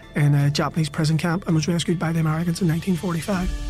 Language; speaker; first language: English; native; English